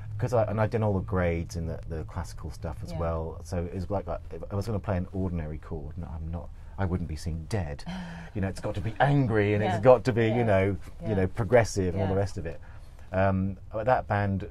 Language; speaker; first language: English; native; English